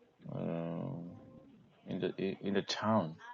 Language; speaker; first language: English; non-native, learner; Korean